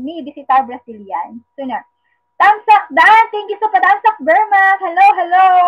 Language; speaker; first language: English; non-native, local second language; Filipino